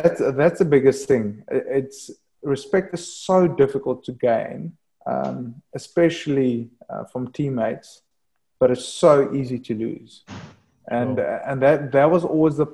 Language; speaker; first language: English; non-native, local second language; Afrikaans